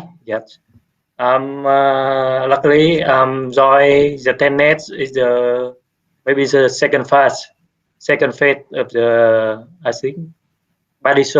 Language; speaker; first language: English; non-native, learner; Vietnamese